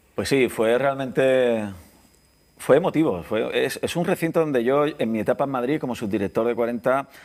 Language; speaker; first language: Spanish; native; Spanish